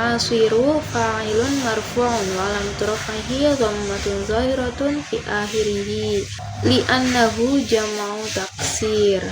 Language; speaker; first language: Arabic; non-native, learner; Indonesian